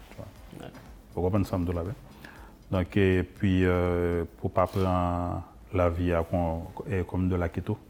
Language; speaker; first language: French; non-native, local second language; Haitian Creole